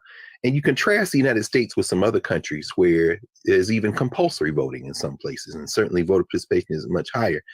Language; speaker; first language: English; native; English